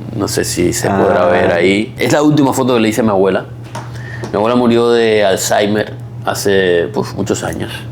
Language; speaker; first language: Spanish; native; Spanish